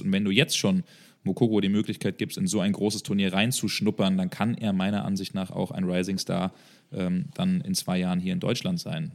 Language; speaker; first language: German; native; German